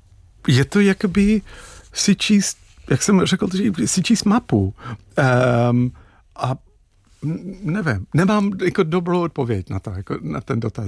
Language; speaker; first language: Czech; non-native, fluent; English